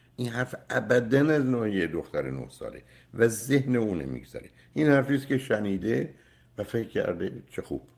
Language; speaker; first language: Persian; native; Persian